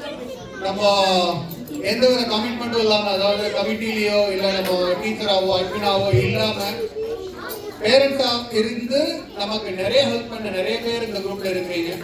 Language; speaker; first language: Tamil; native; Tamil